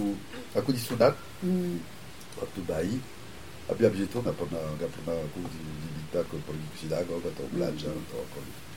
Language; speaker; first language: Indonesian; non-native, fluent; French